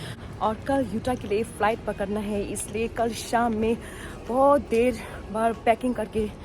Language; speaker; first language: Hindi; non-native, local second language; Tibetan